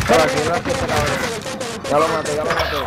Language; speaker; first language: Spanish; native; Spanish